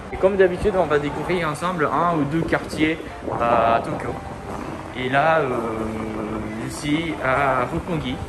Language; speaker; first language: French; non-native, fluent; Japanese